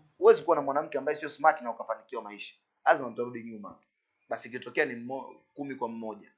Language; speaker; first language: Swahili; native; Swahili